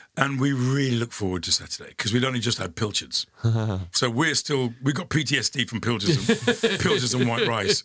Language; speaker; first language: English; native; English